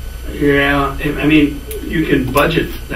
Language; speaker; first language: English; native; English